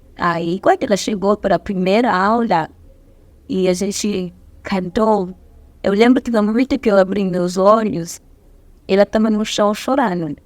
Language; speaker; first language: Portuguese; non-native, fluent; Zulu